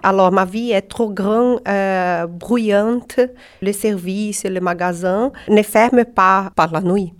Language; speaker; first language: French; non-native, fluent; Portuguese